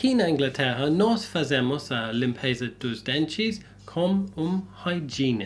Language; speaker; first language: Portuguese; non-native, learner; English